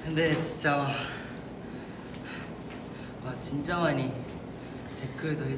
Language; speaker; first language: Korean; non-native, fluent; Japanese